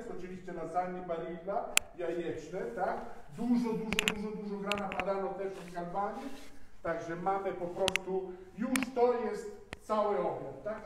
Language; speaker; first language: Polish; non-native, fluent; Italian